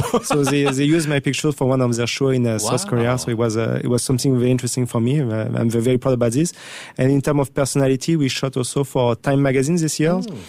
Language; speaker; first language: English; non-native, fluent; French